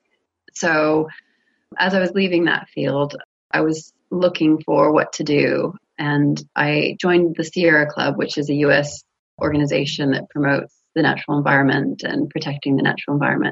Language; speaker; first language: English; native; English